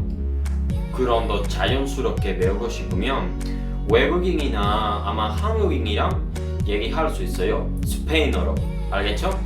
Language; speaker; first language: Korean; non-native, learner; Spanish